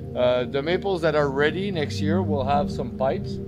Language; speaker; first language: English; non-native, fluent; French